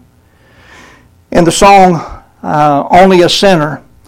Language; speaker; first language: English; native; English